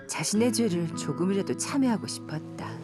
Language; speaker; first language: Korean; native; Korean